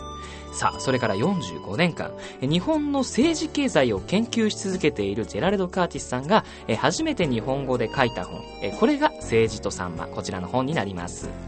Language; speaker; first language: Japanese; native; Japanese